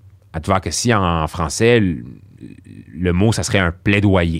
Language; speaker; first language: French; early bilingual, other home language; Arabic